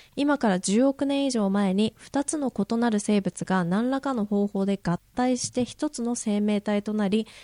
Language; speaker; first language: Japanese; native; Japanese